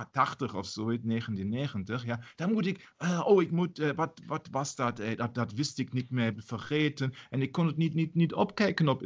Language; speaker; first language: Dutch; non-native, fluent; German